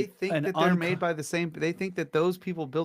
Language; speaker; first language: English; native; English